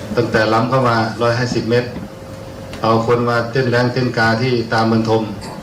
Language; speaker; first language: Thai; native; Thai